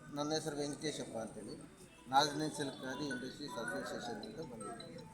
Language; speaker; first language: Kannada; native; Kannada